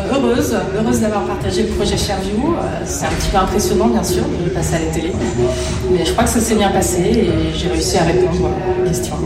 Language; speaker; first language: French; native; French